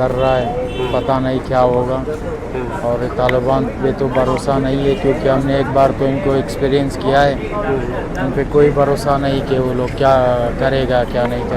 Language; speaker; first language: Hindi; non-native, learner; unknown